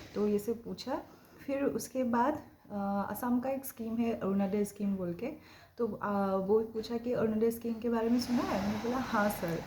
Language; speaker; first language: Hindi; non-native, local second language; Assamese